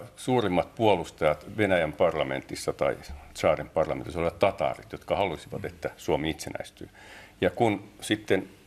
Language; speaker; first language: Finnish; non-native, local second language; Tatar